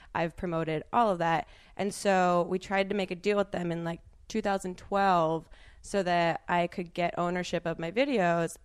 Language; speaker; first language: English; native; English